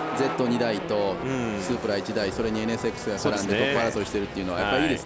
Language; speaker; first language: Japanese; native; Japanese